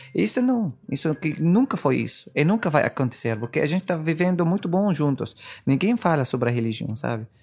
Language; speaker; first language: Portuguese; non-native, fluent; Arabic